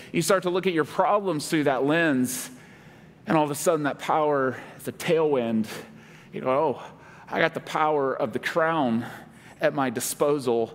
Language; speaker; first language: English; native; English